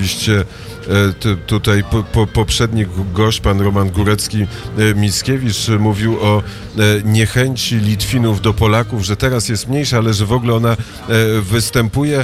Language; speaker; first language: Polish; native; Polish